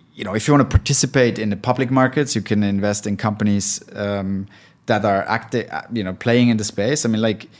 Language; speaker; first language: English; non-native, fluent; German